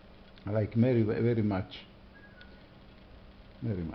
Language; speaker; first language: English; non-native, learner; French